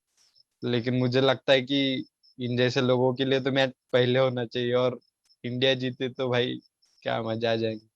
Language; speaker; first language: Hindi; native; Hindi